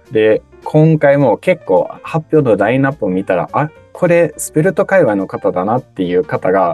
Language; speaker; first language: Japanese; native; Japanese